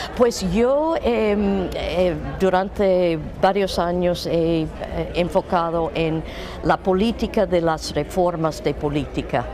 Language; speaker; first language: Spanish; non-native, fluent; English